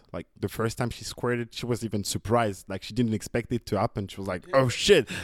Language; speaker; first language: English; non-native, fluent; French